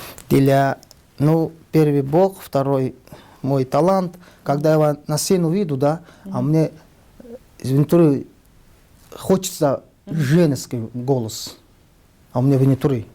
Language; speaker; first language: Russian; non-native, learner; Tajik